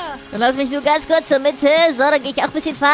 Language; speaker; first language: German; native; German